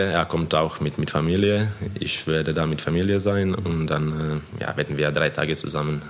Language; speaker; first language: German; non-native, fluent; Croatian